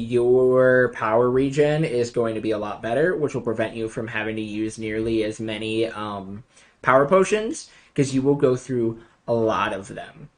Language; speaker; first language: English; native; English